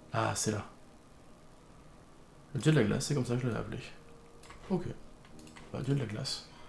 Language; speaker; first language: French; native; French